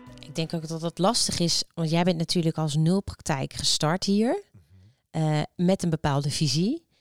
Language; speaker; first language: Dutch; native; Dutch